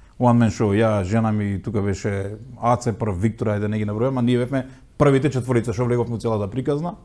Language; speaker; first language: Macedonian; native; Macedonian